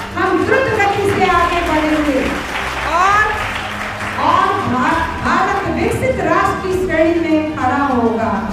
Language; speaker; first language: Hindi; native; Hindi